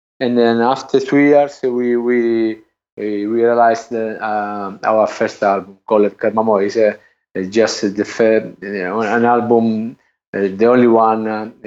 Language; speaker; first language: English; non-native, learner; Italian